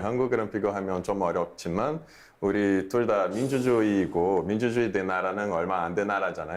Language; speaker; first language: Korean; non-native, fluent; Portuguese